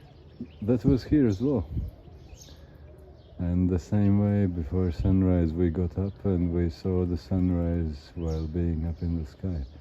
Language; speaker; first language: English; non-native, fluent; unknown